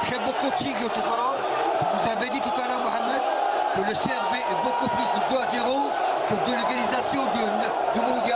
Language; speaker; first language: French; non-native, local second language; Arabic